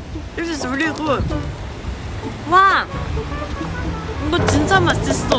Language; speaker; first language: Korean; non-native, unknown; Cantonese